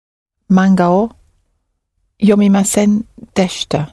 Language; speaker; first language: Japanese; non-native, learner; English